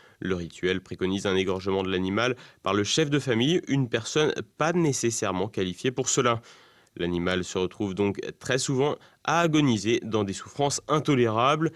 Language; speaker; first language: French; native; French